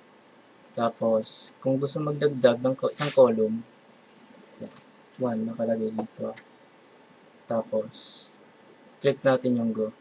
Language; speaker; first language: Filipino; native; Filipino